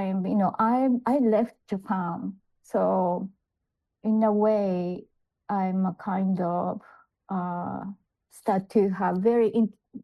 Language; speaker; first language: English; non-native, fluent; Japanese